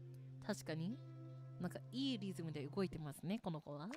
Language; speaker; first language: Japanese; native; Japanese